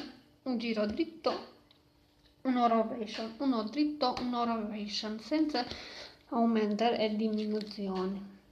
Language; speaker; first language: Italian; non-native, learner; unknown